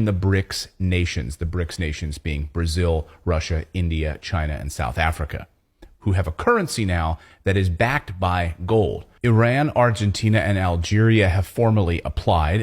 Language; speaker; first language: English; native; English